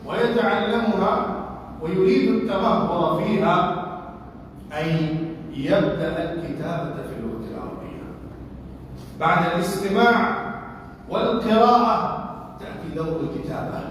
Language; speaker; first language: Arabic; non-native, fluent; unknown